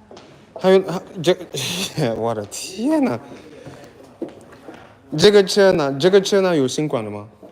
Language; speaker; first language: Chinese; non-native, fluent; English